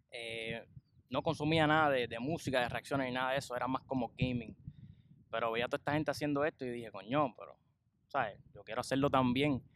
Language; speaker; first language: Spanish; native; Spanish